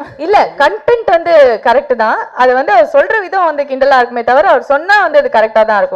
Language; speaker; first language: Tamil; native; Tamil